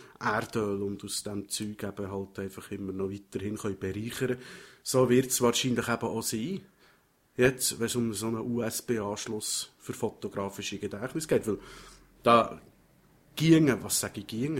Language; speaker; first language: German; native; German